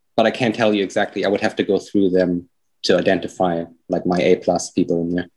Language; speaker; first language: English; non-native, fluent; German